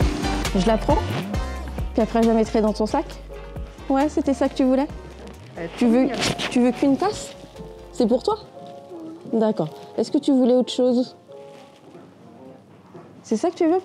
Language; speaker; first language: French; native; French